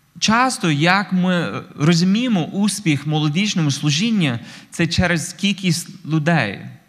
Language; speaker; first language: Ukrainian; non-native, fluent; English